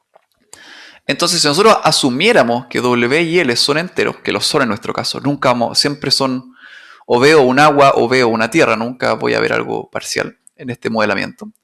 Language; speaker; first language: Spanish; native; Spanish